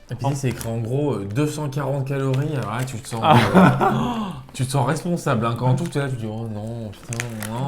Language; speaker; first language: French; native; French